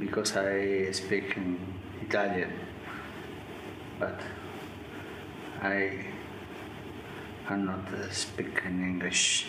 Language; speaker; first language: English; non-native, learner; Italian